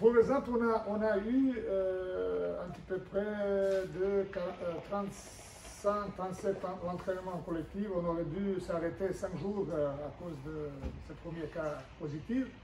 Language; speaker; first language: French; non-native, fluent; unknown